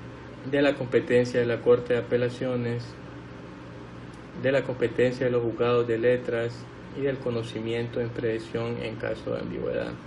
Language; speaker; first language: Spanish; native; Spanish